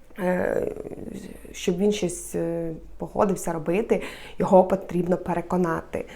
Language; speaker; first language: Ukrainian; native; Ukrainian